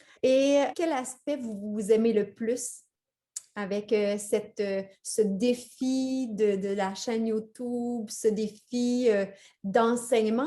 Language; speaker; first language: French; native; French